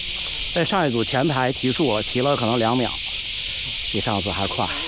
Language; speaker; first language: Chinese; native; Chinese